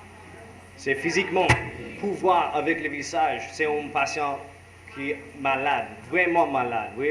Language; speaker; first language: French; non-native, learner; English